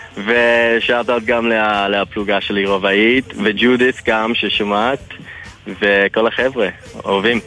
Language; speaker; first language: Hebrew; non-native, fluent; English